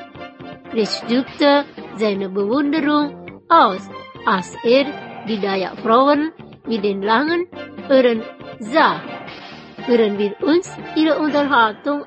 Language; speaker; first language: German; non-native, fluent; Indonesian